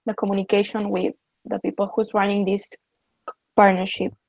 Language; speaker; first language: English; non-native, learner; Spanish